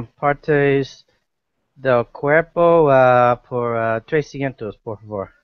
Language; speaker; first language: Spanish; non-native, learner; English